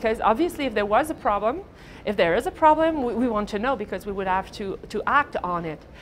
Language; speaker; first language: English; non-native, fluent; French